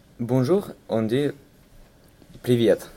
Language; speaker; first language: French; non-native, learner; Russian